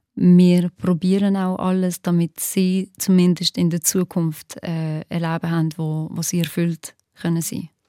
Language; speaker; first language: German; early bilingual, other home language; Albanian